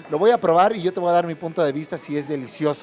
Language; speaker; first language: Spanish; native; Spanish